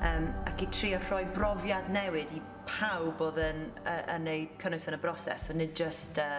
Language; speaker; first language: Welsh; native; Welsh